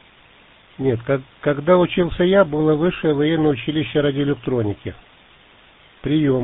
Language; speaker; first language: Russian; native; Russian